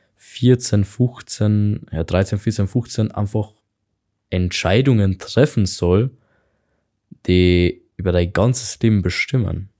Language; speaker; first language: German; non-native, fluent; Hungarian